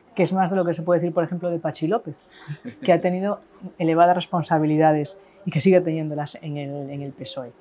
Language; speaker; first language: Spanish; native; Spanish